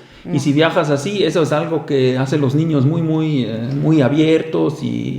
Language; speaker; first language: Spanish; non-native, fluent; German